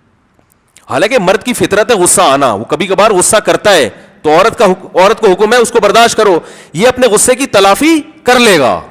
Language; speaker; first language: Urdu; native; Urdu